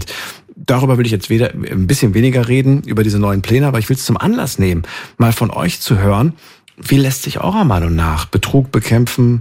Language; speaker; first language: German; native; German